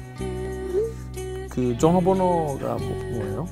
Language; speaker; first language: Korean; non-native, fluent; Greek